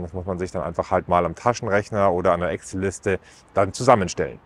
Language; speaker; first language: German; native; German